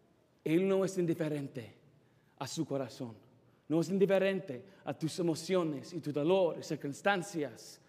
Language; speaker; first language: Spanish; non-native, fluent; English